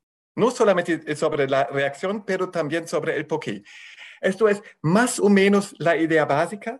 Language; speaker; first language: Spanish; non-native, fluent; German